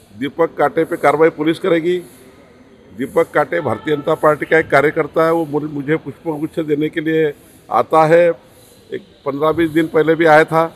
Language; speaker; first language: Hindi; non-native, local second language; Marathi